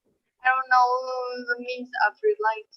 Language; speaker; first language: English; non-native, learner; Vietnamese